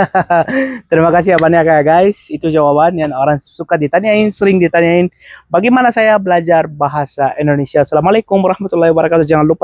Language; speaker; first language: Indonesian; non-native, fluent; Arabic